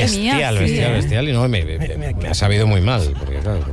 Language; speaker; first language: Spanish; native; Spanish